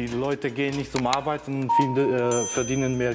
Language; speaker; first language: German; non-native, fluent; Romanian